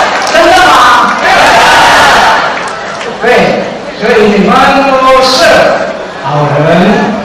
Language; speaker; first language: Chinese; non-native, local second language; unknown